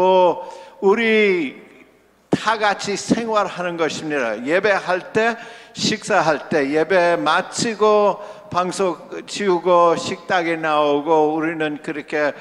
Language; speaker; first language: Korean; non-native, local second language; English